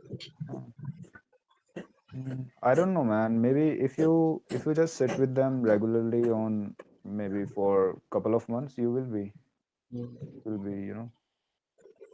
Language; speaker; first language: English; non-native, local second language; Hindi